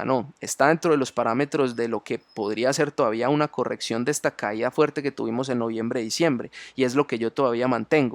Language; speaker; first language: Spanish; native; Spanish